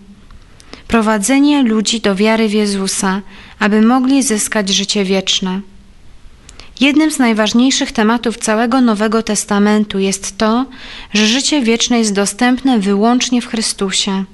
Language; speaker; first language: Polish; native; Polish